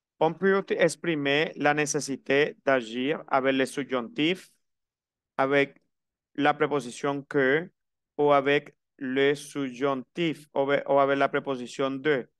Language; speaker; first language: French; non-native, fluent; Spanish